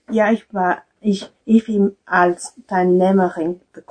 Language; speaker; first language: German; non-native, fluent; Chinese